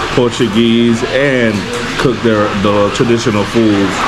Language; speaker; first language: English; native; English